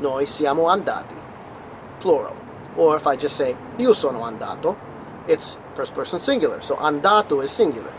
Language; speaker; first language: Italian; non-native, fluent; English